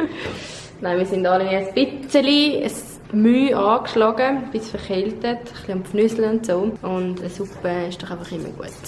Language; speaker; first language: German; native; German